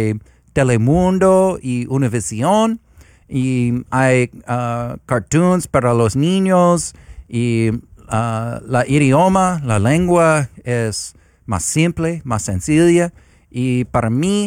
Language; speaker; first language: Spanish; non-native, learner; English